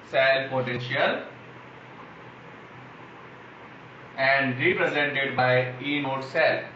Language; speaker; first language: English; non-native, local second language; Hindi